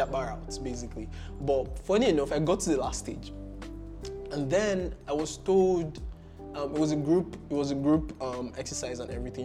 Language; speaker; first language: English; non-native, local second language; Igbo